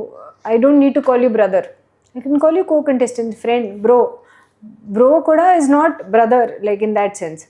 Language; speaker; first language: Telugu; non-native, learner; Hindi